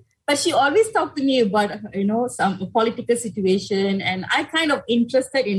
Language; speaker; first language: English; non-native, local second language; Tamil